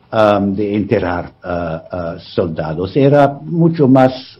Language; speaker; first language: Spanish; non-native, fluent; English